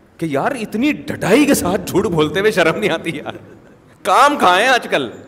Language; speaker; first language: Urdu; native; Urdu